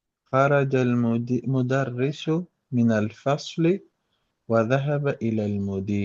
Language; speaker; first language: Arabic; non-native, learner; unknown